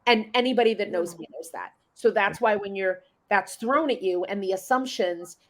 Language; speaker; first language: English; native; English